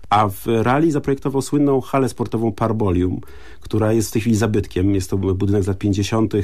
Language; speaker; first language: Polish; native; Polish